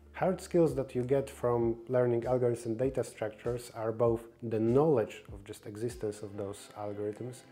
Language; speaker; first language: English; non-native, fluent; Polish